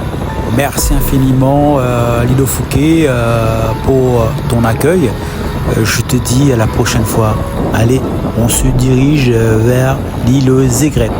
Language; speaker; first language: French; non-native, local second language; Morisyen